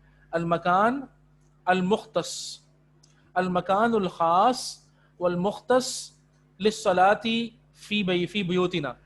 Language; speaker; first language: Arabic; non-native, fluent; Urdu